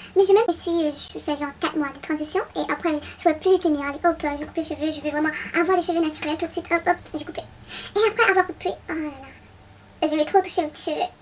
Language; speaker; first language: French; non-native, local second language; Haitian Creole